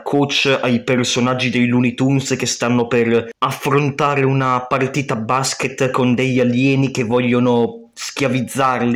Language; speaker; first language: Italian; native; Italian